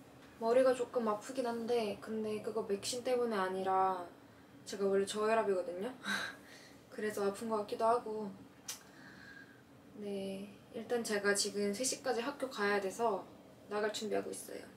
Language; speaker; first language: Korean; non-native, fluent; Russian